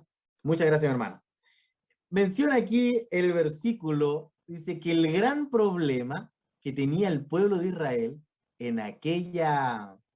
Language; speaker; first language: Spanish; native; Spanish